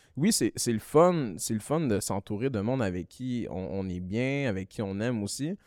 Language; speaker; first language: French; early bilingual, other home language; Malagasy